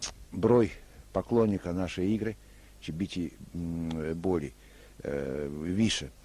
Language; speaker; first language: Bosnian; non-native, learner; Russian